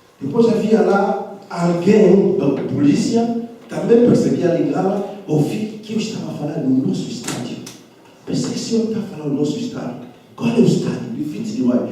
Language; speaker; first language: Portuguese; non-native, fluent; Lingala